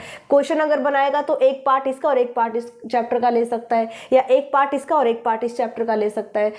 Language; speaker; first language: Hindi; native; Hindi